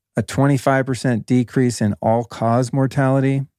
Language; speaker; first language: English; native; English